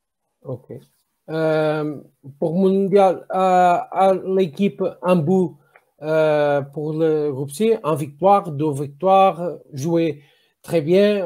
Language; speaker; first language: French; non-native, learner; Portuguese